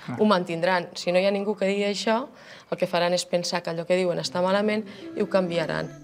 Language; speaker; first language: Catalan; native; Catalan